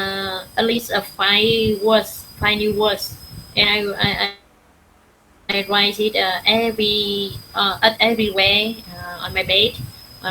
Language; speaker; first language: English; non-native, learner; Vietnamese